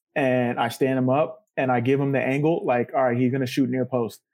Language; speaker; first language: English; native; English